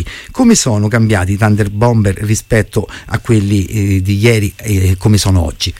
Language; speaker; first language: Italian; native; Italian